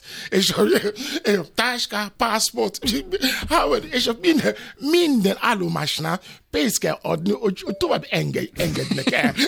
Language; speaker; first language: Hungarian; non-native, fluent; Yoruba